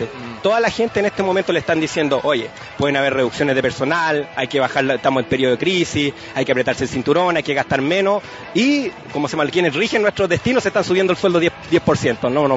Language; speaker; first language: Spanish; native; Spanish